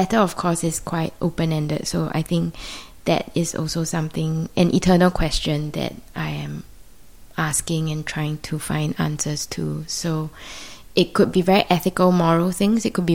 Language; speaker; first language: English; native; English